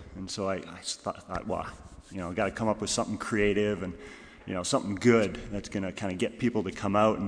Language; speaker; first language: English; native; English